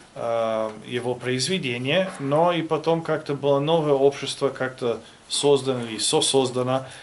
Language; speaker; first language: Russian; non-native, fluent; German